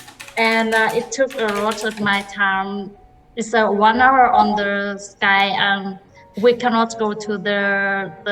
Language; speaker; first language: English; non-native, learner; Vietnamese